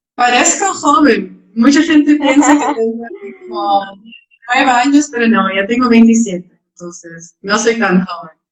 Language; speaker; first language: Spanish; non-native, fluent; Dutch